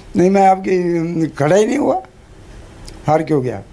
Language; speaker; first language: Hindi; native; Hindi